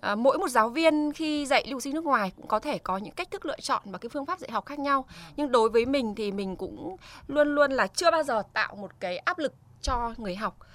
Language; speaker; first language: Vietnamese; native; Vietnamese